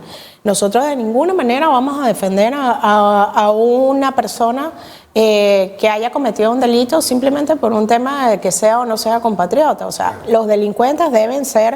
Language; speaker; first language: Spanish; native; Spanish